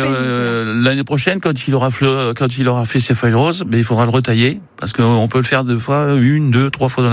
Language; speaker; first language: French; native; French